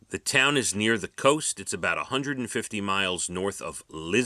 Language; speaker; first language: English; native; English